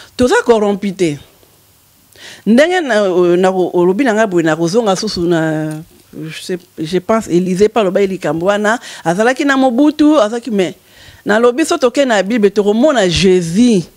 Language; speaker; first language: Lingala; non-native, local second language; Kongo